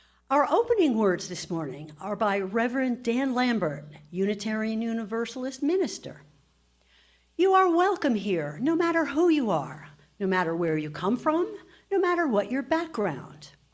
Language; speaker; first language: English; native; English